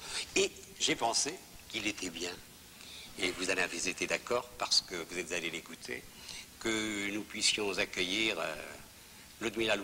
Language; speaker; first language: French; native; French